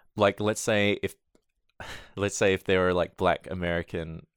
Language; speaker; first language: English; native; English